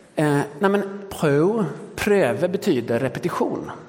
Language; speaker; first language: Swedish; early bilingual, other home language; Danish